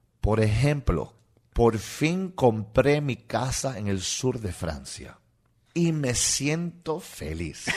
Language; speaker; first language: Spanish; non-native, local second language; English